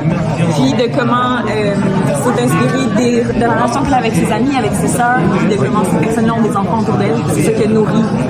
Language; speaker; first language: French; native; French